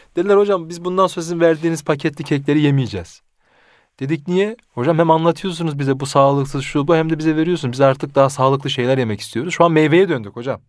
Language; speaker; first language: Turkish; early bilingual, heritage; Turkish